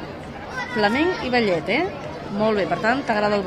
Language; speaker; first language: Catalan; native; Catalan